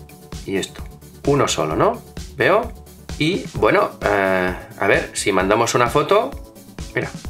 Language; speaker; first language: Spanish; native; Spanish